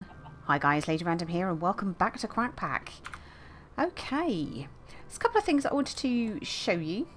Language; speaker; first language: English; native; English